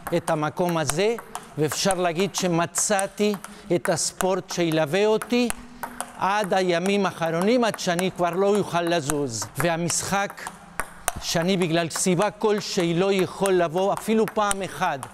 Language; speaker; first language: Hebrew; early bilingual, other home language; Spanish